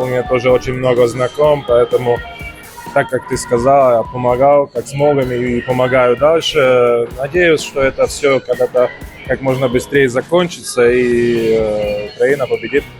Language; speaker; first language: Russian; non-native, fluent; Polish